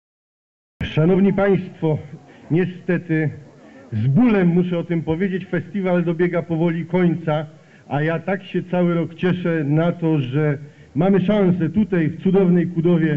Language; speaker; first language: Polish; native; Polish